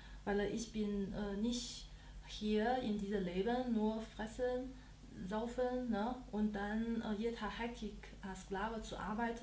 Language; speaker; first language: German; non-native, learner; Chinese